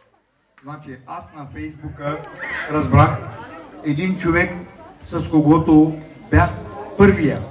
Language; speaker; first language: Bulgarian; non-native, local second language; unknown